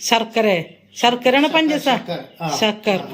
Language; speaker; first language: Malayalam; native; Malayalam